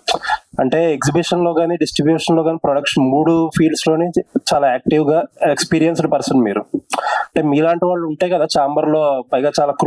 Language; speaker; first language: Telugu; native; Telugu